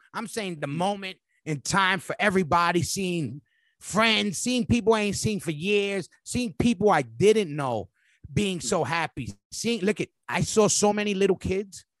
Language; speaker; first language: English; native; English